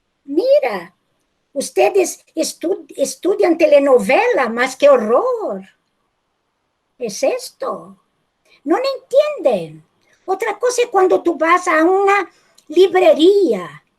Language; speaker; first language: Spanish; non-native, fluent; Portuguese